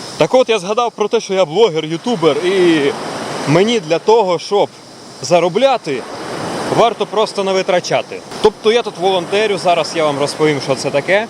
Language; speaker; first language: Ukrainian; non-native, local second language; Russian